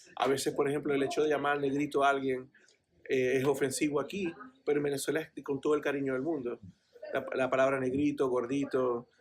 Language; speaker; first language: Spanish; native; Spanish